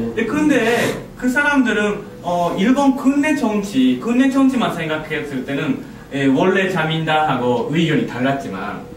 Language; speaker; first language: Korean; non-native, learner; Japanese